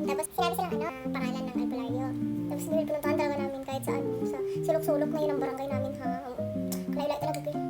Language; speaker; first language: Filipino; non-native, local second language; Hiligaynon